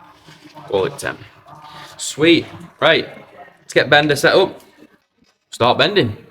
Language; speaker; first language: English; native; English